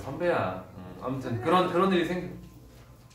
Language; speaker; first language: Korean; native; Korean